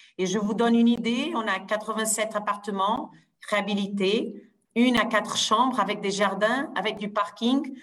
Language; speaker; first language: French; non-native, fluent; Portuguese